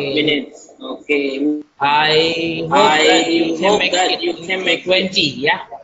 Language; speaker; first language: English; non-native, learner; Indonesian